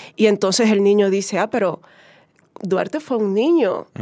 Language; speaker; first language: Spanish; native; Spanish